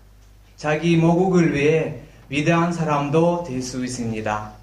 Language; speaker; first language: Korean; non-native, fluent; Russian